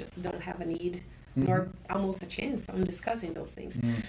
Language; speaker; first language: English; non-native, fluent; Portuguese